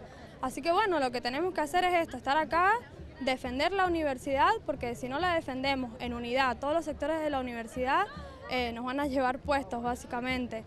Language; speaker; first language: Spanish; native; Spanish